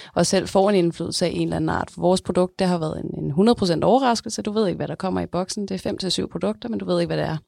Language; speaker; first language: Danish; native; Danish